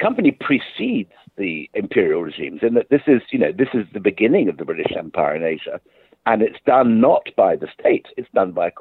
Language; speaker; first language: English; native; English